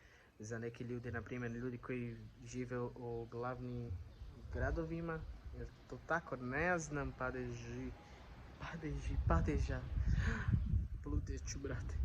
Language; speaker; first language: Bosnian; non-native, learner; Portuguese